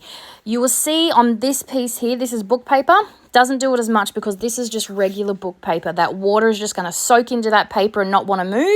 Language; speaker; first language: English; native; English